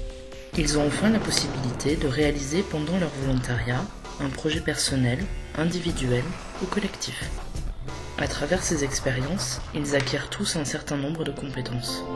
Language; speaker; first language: French; native; French